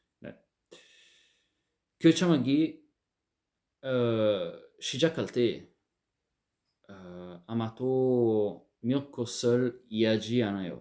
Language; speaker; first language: Korean; non-native, learner; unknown